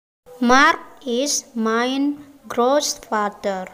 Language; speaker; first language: German; non-native, learner; Indonesian